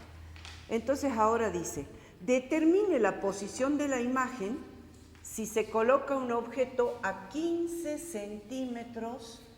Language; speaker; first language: Spanish; native; Spanish